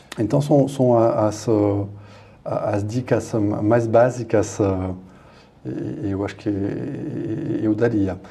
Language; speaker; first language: Portuguese; non-native, fluent; French